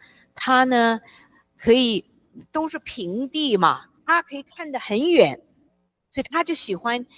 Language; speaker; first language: Chinese; early bilingual, heritage; English